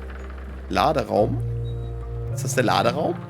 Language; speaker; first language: German; native; German